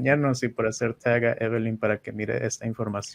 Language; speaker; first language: Spanish; native; Spanish